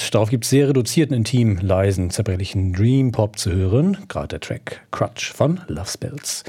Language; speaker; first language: German; native; German